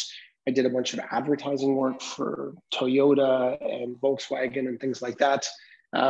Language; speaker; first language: English; native; English